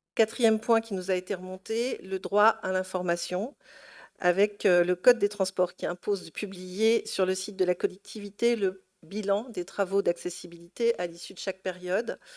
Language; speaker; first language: French; native; French